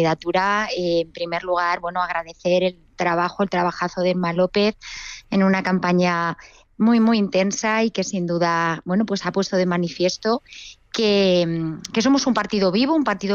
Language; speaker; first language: Spanish; native; Spanish